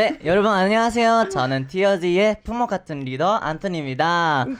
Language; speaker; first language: Korean; non-native, fluent; Japanese